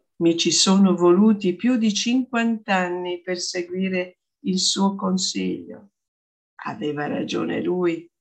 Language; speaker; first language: Italian; native; Italian